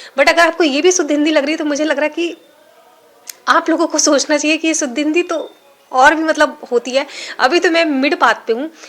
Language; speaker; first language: Hindi; native; Hindi